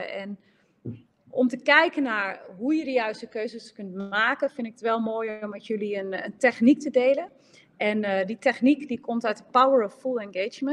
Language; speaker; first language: Dutch; native; Dutch